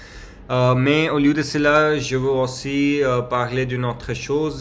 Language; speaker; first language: French; non-native, learner; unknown